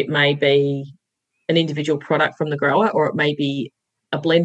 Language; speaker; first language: English; native; English